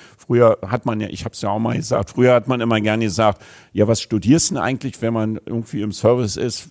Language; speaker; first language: German; native; German